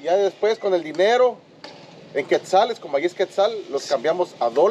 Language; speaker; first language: Spanish; native; Spanish